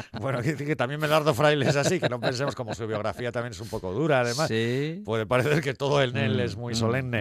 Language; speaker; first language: Spanish; native; Spanish